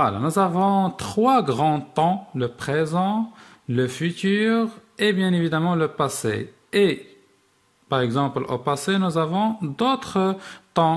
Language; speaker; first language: French; non-native, local second language; Arabic